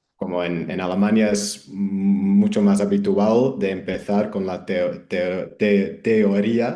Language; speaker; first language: Spanish; non-native, fluent; English